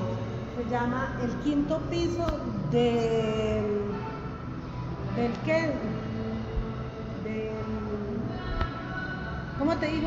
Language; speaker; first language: Spanish; native; Spanish